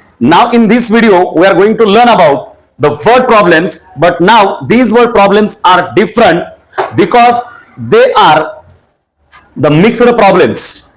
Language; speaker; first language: English; non-native, local second language; Marathi